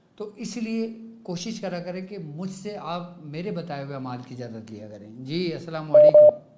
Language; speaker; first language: Urdu; native; Urdu